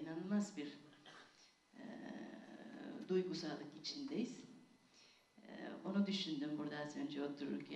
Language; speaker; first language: Turkish; non-native, fluent; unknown